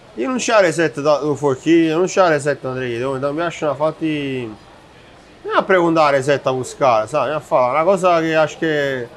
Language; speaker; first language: Portuguese; non-native, fluent; Italian